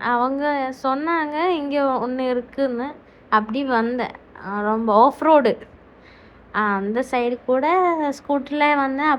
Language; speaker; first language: Tamil; non-native, learner; Malayalam